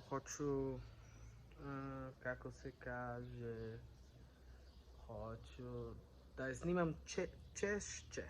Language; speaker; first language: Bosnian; non-native, learner; Portuguese